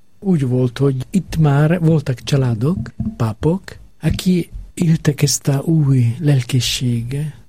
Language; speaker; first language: Hungarian; non-native, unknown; Italian